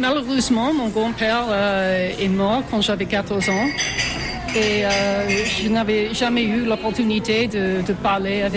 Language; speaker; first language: French; non-native, fluent; English